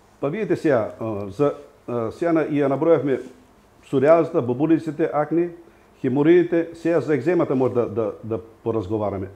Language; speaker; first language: Macedonian; native; Macedonian